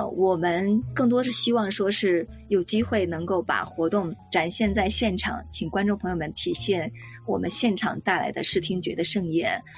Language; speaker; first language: Chinese; native; Chinese